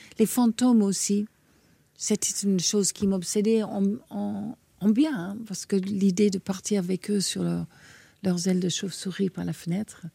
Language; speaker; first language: French; non-native, fluent; English